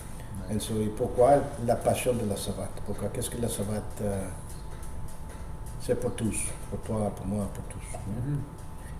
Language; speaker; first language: French; non-native, learner; Spanish